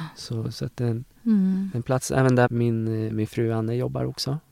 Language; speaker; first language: Swedish; native; Swedish